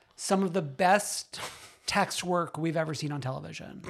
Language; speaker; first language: English; early bilingual, other home language; Italian